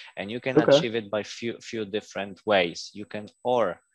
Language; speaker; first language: English; non-native, fluent; Polish